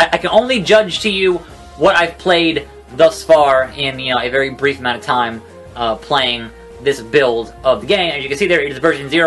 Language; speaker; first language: English; native; English